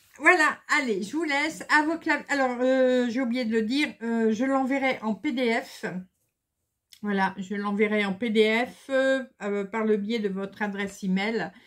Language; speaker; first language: French; native; French